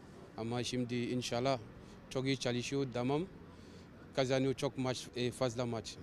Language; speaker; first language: Turkish; non-native, learner; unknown